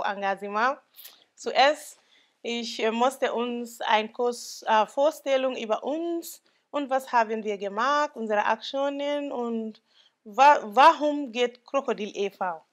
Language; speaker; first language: German; non-native, local second language; Mandingo